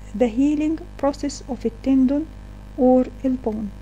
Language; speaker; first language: English; non-native, fluent; Arabic